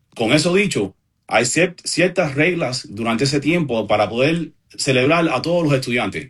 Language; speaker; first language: Spanish; early bilingual, heritage; Spanish